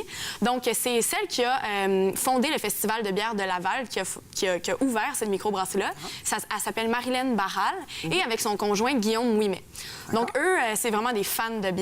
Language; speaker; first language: French; native; French